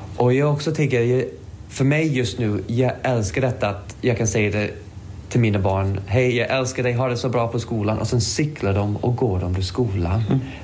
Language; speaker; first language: Swedish; non-native, fluent; English